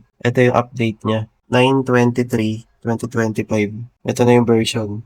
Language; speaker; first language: Filipino; native; Filipino